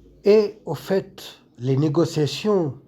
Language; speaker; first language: French; non-native, local second language; Arabic